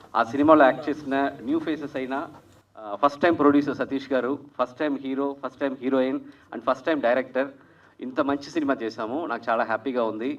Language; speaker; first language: Telugu; native; Telugu